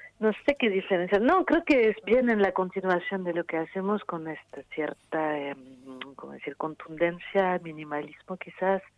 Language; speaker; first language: Spanish; non-native, fluent; French